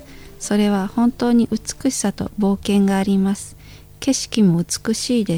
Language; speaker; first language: Japanese; non-native, fluent; Indonesian